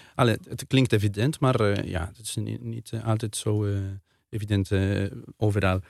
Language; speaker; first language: Dutch; non-native, fluent; Spanish